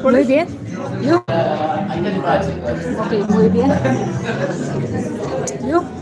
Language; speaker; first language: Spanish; non-native, learner; Chinese